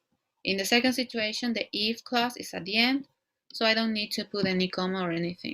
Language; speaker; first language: English; non-native, fluent; Spanish